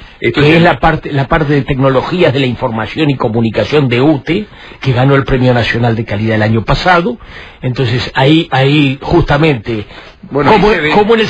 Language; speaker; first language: Spanish; native; Spanish